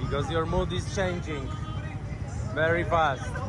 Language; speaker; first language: English; non-native, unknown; Polish